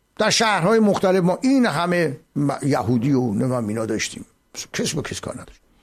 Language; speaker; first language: Persian; native; Persian